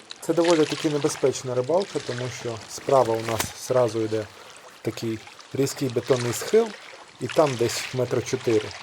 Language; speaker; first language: Ukrainian; native; Ukrainian